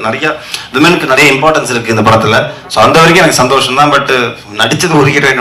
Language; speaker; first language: Tamil; native; Tamil